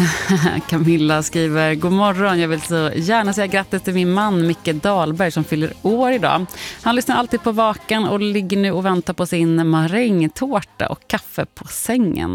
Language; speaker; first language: Swedish; native; Swedish